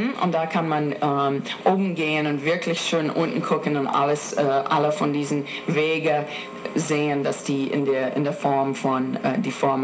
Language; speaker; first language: German; non-native, fluent; English